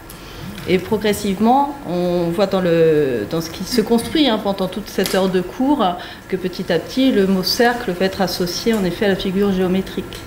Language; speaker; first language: French; native; French